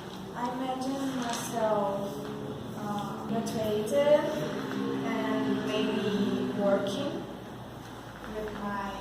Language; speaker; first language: English; non-native, learner; Portuguese